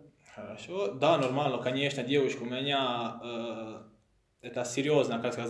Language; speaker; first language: Russian; non-native, learner; Croatian